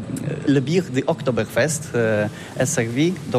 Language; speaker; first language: French; non-native, learner; Polish